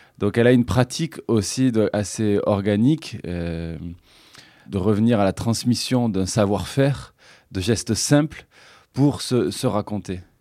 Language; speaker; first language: French; native; French